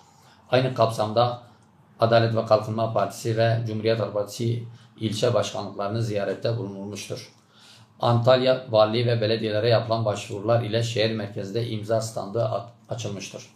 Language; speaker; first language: Turkish; native; Turkish